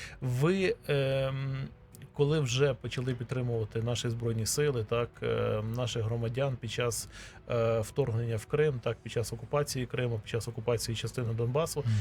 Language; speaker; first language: Ukrainian; native; Ukrainian